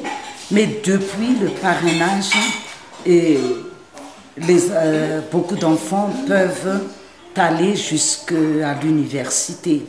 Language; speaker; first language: French; non-native, local second language; Malagasy